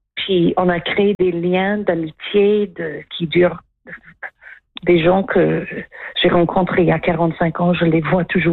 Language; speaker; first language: French; non-native, local second language; English